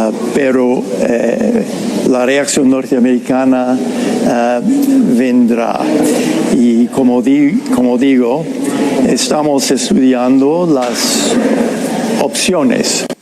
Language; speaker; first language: Spanish; non-native, fluent; English